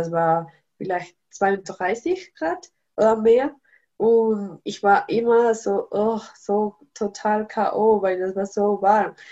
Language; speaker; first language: German; non-native, learner; Spanish